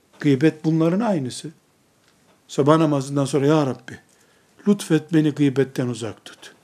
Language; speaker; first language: Turkish; native; Turkish